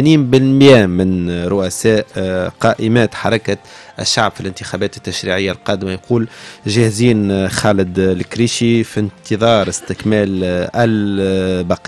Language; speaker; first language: Arabic; native; Arabic